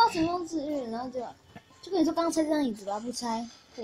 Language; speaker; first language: Chinese; native; Chinese